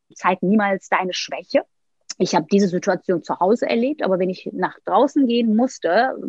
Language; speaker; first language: German; non-native, fluent; Turkish